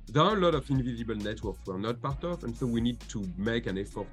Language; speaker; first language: English; non-native, fluent; French